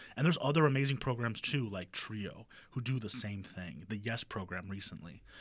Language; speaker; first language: English; early bilingual, other home language; Spanish